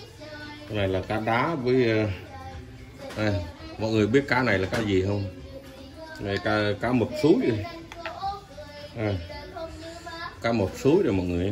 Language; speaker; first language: Vietnamese; non-native, local second language; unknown